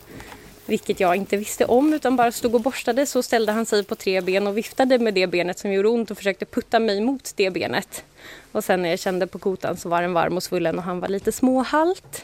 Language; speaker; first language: Swedish; native; Swedish